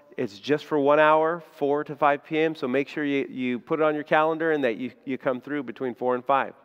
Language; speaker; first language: English; native; English